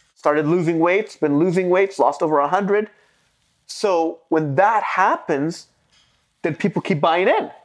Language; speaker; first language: English; non-native, fluent; Arabic